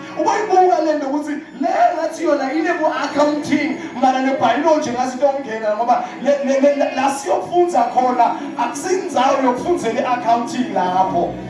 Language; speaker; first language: Zulu; non-native, local second language; Swati